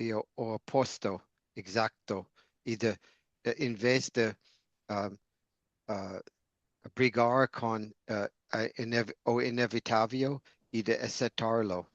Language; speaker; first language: Portuguese; non-native, fluent; English